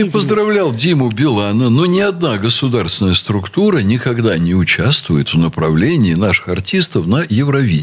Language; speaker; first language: Russian; native; Russian